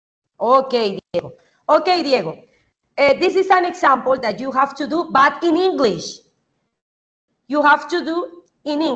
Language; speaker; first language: English; non-native, fluent; Spanish